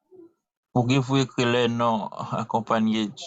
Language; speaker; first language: French; non-native, learner; Haitian Creole